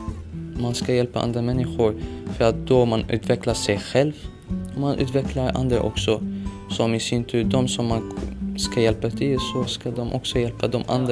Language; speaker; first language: Swedish; non-native, fluent; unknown